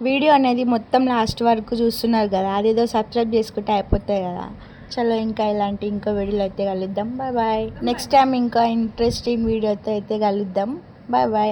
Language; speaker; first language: Telugu; non-native, local second language; Lambadi